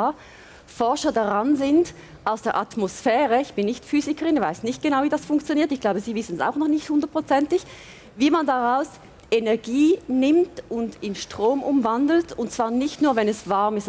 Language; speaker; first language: German; native; German